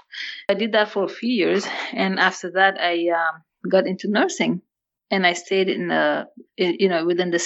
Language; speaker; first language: English; non-native, fluent; Wolof